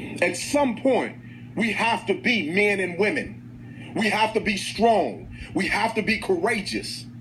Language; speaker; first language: English; native; English